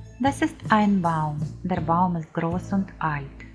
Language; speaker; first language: German; non-native, fluent; Ukrainian